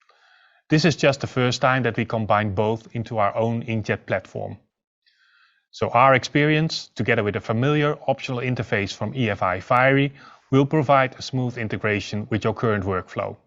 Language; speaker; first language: English; non-native, fluent; Dutch